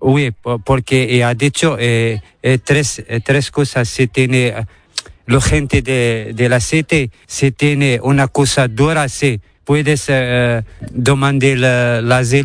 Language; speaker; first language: Spanish; non-native, learner; Arabic